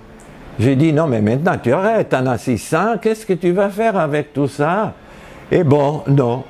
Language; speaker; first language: French; non-native, fluent; Spanish